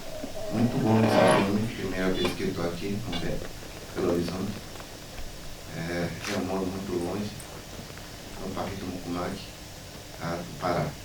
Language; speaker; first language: Portuguese; non-native, local second language; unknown